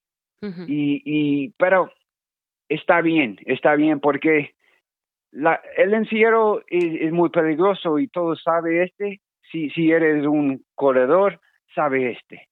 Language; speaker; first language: Spanish; non-native, learner; English